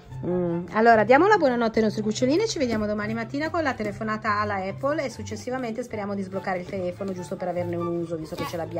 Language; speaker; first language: Italian; native; Italian